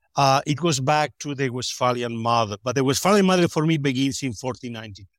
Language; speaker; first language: English; non-native, fluent; Spanish